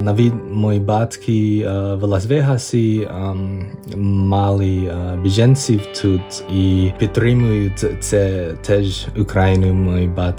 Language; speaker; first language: Ukrainian; non-native, learner; English